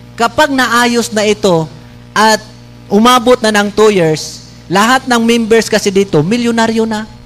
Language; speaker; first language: Filipino; non-native, local second language; Bikol